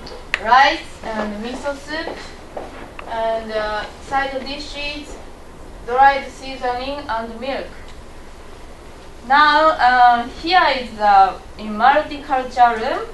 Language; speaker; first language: English; non-native, learner; Japanese